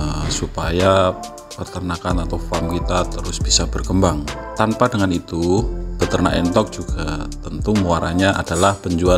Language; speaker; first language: Indonesian; native; Indonesian